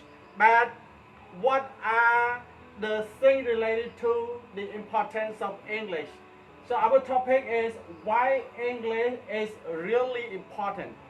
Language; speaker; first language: English; non-native, fluent; Khmer